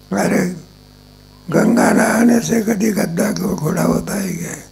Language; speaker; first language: Hindi; non-native, local second language; Marathi